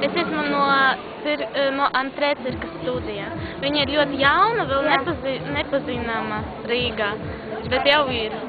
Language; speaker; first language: Latvian; non-native, local second language; Russian